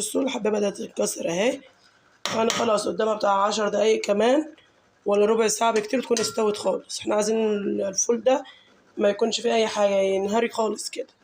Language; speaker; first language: Arabic; native; Arabic